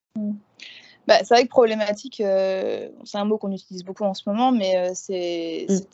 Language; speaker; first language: French; native; French